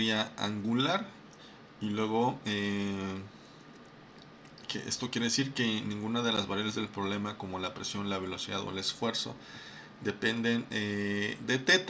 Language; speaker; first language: Spanish; native; Spanish